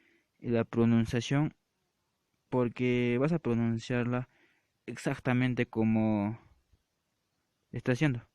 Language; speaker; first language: Spanish; non-native, local second language; Quechua